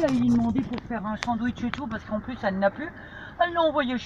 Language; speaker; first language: French; native; French